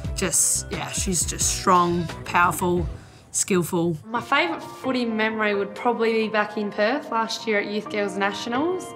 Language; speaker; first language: English; native; English